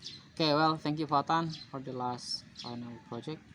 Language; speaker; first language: English; non-native, learner; Indonesian